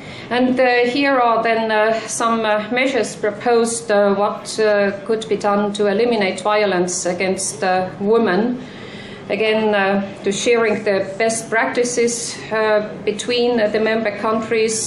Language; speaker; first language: English; non-native, fluent; Estonian